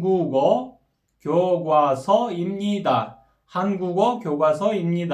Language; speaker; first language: Korean; non-native, fluent; Kyrgyz